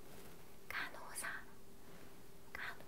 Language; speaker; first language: Russian; non-native, fluent; Korean